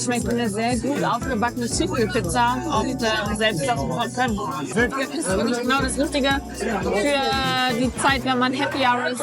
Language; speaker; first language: German; native; German